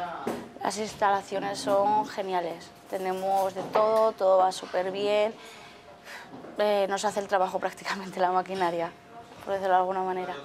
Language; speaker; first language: Spanish; native; Spanish